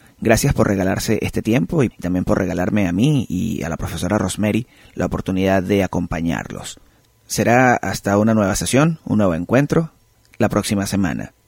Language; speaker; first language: Spanish; native; Spanish